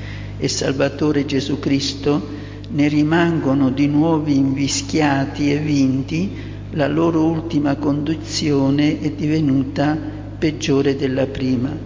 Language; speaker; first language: Italian; native; Italian